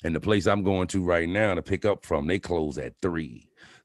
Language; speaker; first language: English; native; English